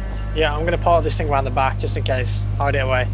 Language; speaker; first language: English; native; English